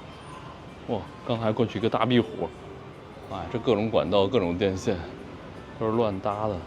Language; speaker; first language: Chinese; native; Chinese